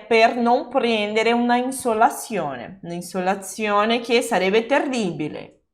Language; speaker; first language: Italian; non-native, fluent; Portuguese